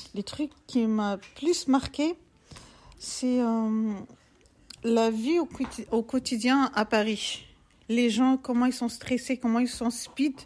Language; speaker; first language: French; non-native, local second language; Arabic